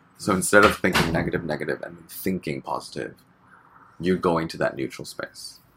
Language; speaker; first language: English; native; English